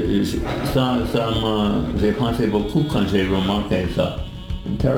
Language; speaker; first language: French; non-native, learner; English